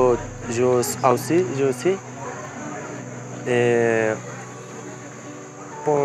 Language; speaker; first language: French; non-native, learner; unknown